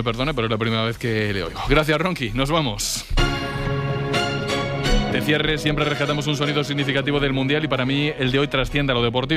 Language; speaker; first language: Spanish; native; Spanish